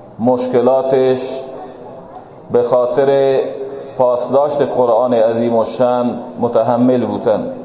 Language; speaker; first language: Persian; non-native, local second language; Baluchi